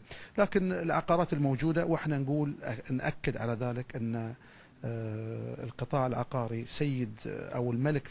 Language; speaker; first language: Arabic; native; Arabic